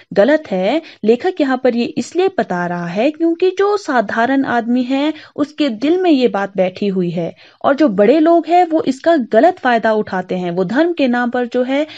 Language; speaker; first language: Hindi; native; Hindi